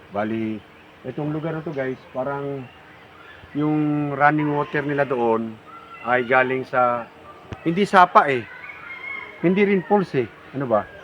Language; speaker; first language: Filipino; native; Filipino